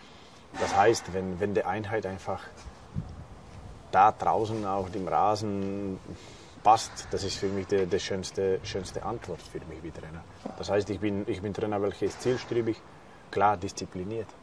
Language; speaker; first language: German; non-native, fluent; Slovak